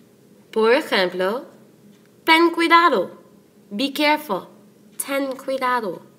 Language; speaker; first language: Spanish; non-native, fluent; English